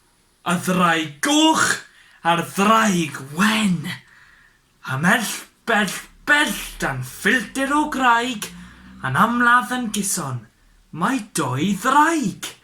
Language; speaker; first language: Welsh; non-native, learner; English